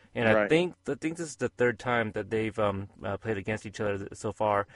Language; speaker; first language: English; native; English